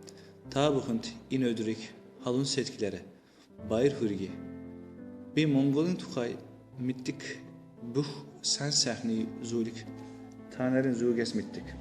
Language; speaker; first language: Mongolian; non-native, learner; Turkish